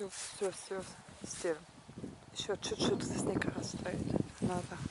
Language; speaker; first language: Russian; non-native, learner; German